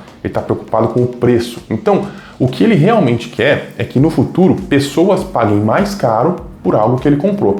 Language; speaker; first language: Portuguese; native; Portuguese